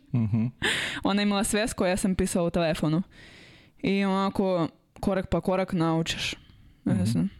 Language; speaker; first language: Serbian; non-native, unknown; Russian